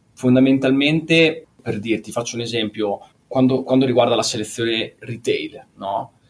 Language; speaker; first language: Italian; native; Italian